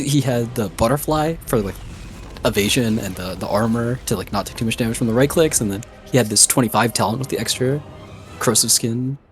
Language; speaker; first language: English; native; English